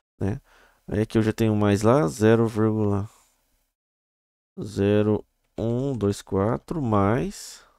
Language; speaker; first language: Portuguese; native; Portuguese